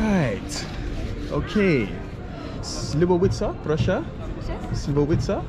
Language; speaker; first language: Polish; non-native, learner; English